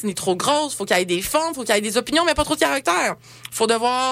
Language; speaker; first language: French; native; French